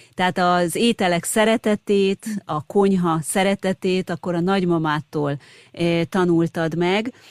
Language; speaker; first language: Hungarian; native; Hungarian